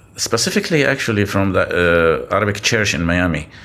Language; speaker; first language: English; non-native, fluent; Arabic